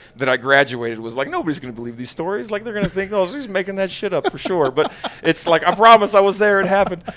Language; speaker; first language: English; native; English